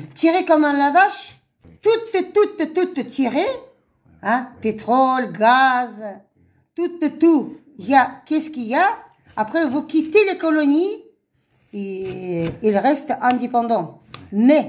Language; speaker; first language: French; non-native, learner; Russian